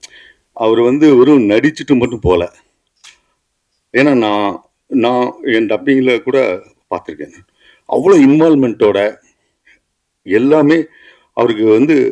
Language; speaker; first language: Tamil; native; Tamil